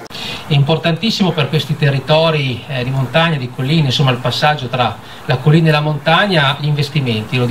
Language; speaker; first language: Italian; native; Italian